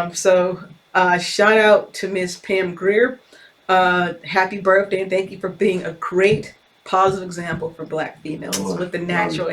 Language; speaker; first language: English; native; English